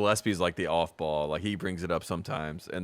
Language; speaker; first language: English; native; English